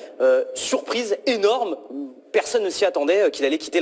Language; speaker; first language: French; native; French